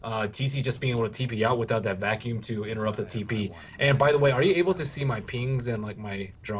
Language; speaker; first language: English; native; English